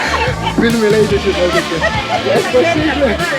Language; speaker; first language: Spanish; non-native, learner; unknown